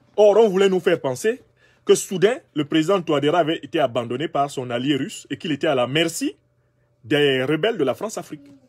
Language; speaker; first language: French; non-native, local second language; Basaa